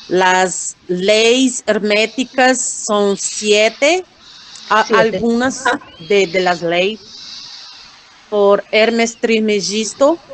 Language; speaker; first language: Spanish; non-native, fluent; Portuguese